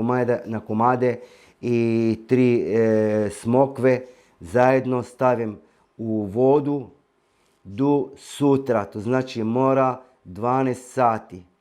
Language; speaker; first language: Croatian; non-native, fluent; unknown